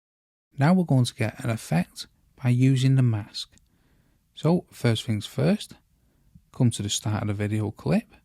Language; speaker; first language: English; native; English